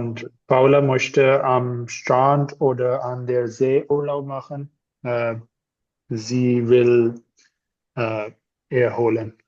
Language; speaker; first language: German; non-native, learner; Urdu